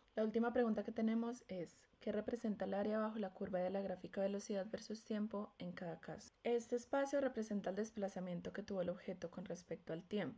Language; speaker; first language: Spanish; native; Spanish